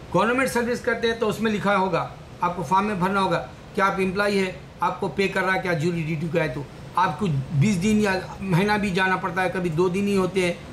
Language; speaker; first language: Urdu; native; Urdu